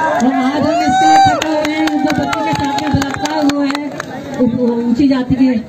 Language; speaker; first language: Hindi; native; Hindi